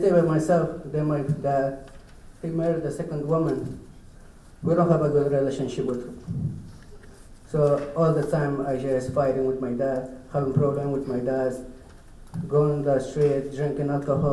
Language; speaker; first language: English; non-native, learner; Kʼicheʼ